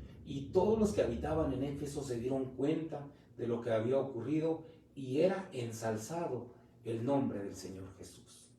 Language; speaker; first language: Spanish; native; Spanish